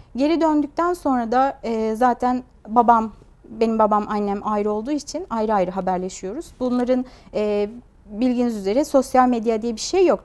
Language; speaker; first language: Turkish; non-native, fluent; Uyghur